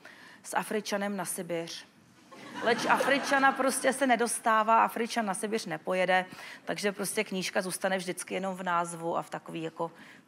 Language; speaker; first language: Czech; native; Czech